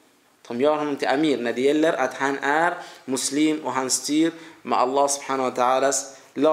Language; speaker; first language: Swedish; early bilingual, other home language; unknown